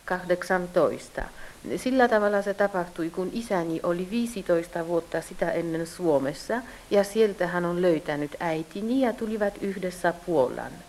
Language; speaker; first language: Finnish; early bilingual, heritage; Polish